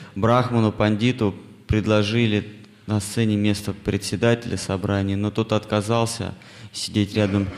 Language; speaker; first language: Russian; native; Russian